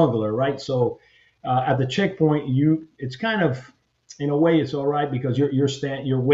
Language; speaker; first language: English; early bilingual, other home language; Spanish